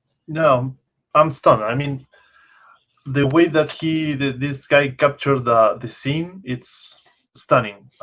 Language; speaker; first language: English; non-native, fluent; Spanish